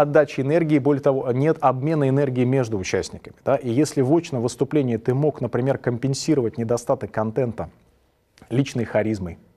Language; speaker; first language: Russian; native; Russian